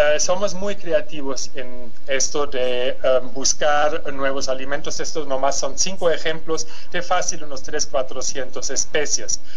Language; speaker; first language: Spanish; non-native, fluent; German